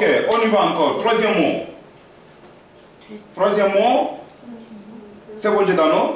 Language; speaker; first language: French; non-native, fluent; Korean